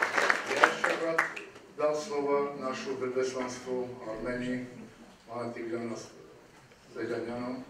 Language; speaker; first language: Czech; non-native, learner; Armenian